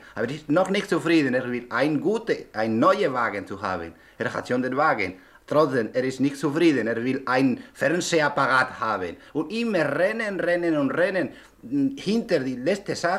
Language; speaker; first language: German; non-native, learner; Spanish